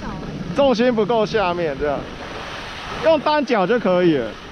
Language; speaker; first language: Chinese; native; Chinese